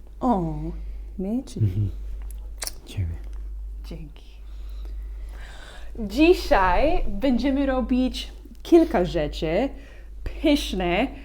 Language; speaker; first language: Polish; non-native, learner; English